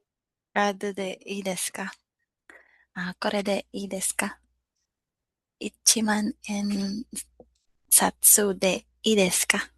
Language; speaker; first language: Japanese; non-native, learner; Filipino